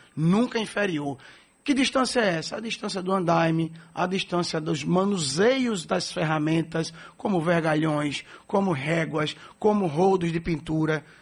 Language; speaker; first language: Portuguese; native; Portuguese